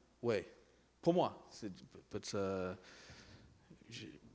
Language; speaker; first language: French; non-native, learner; English